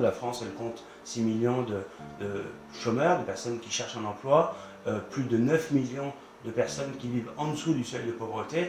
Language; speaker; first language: French; native; French